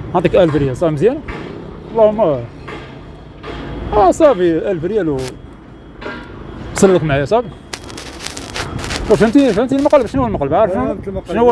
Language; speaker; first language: Arabic; native; Arabic